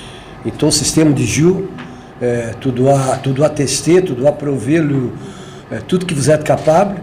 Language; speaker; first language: French; non-native, fluent; Portuguese